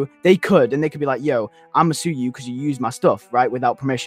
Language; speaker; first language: English; native; English